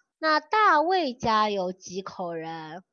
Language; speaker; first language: Chinese; non-native, fluent; English